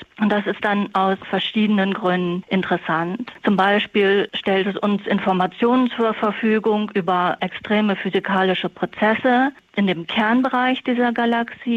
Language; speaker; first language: German; native; German